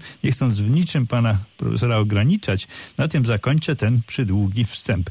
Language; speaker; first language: Polish; native; Polish